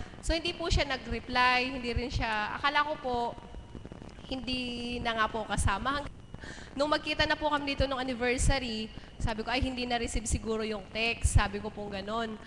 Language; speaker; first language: Filipino; native; Filipino